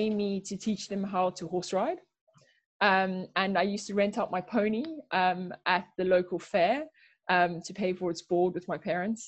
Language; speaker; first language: English; native; English